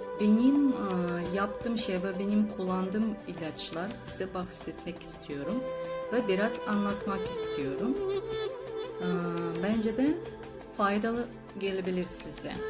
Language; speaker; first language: Turkish; non-native, learner; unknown